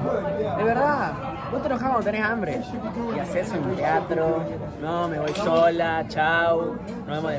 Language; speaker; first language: Spanish; native; Spanish